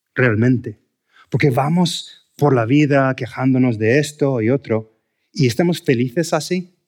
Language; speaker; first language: Spanish; non-native, fluent; English